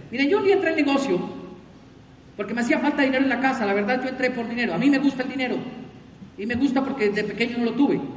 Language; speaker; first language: Spanish; native; Spanish